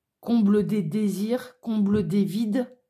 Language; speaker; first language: French; native; French